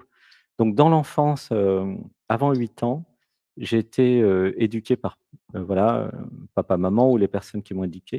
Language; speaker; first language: French; native; French